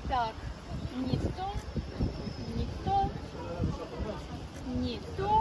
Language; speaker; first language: Russian; native; Russian